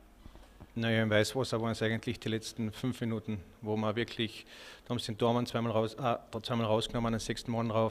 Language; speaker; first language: German; native; German